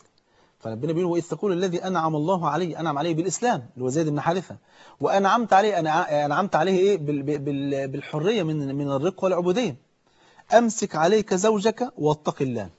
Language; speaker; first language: Arabic; native; Arabic